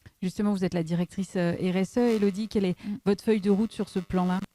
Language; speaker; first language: French; native; French